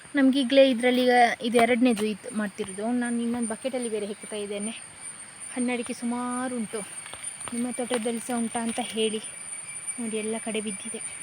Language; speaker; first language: Kannada; native; Kannada